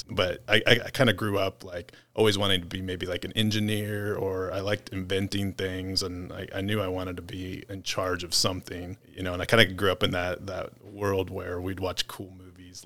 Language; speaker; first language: English; native; English